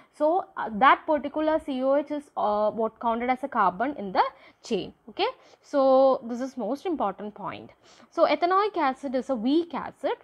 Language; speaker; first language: English; non-native, local second language; Malayalam